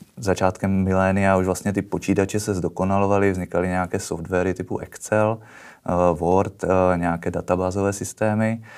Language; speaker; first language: Czech; native; Czech